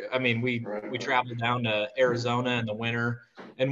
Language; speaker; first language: English; native; English